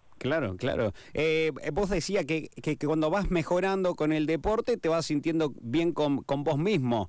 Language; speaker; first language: Spanish; native; Spanish